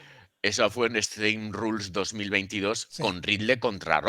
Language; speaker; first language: Spanish; native; Spanish